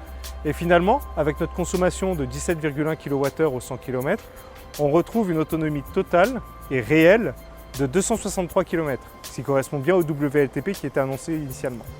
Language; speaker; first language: French; native; French